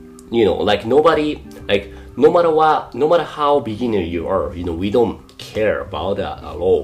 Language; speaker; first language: English; non-native, fluent; Japanese